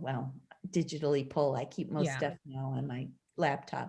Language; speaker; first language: English; native; English